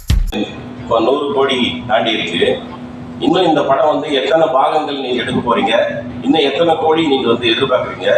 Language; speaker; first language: Tamil; native; Tamil